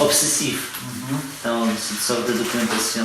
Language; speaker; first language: French; non-native, fluent; Polish